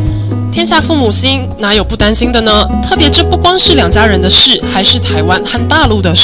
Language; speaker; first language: Chinese; native; Chinese